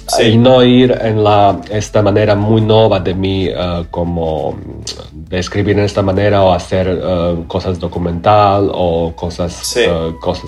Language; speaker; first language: Spanish; non-native, learner; Croatian